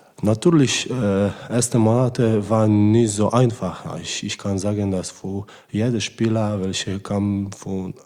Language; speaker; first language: German; non-native, learner; Polish